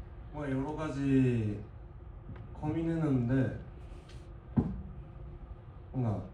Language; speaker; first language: Korean; non-native, learner; Japanese